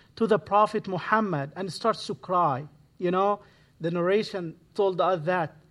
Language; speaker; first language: English; non-native, fluent; Arabic